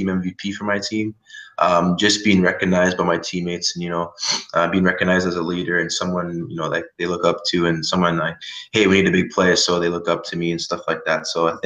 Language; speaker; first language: English; native; English